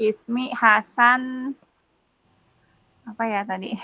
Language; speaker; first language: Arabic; non-native, learner; Indonesian